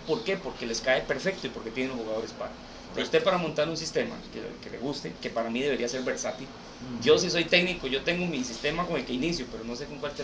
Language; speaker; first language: Spanish; native; Spanish